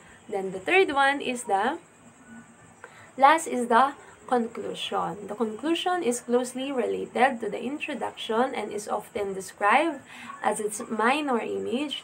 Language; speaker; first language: English; non-native, local second language; Filipino